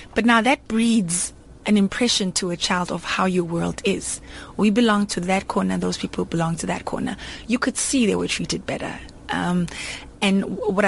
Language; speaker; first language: English; non-native, local second language; Zulu